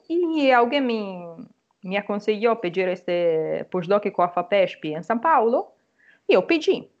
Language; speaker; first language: Portuguese; non-native, fluent; Italian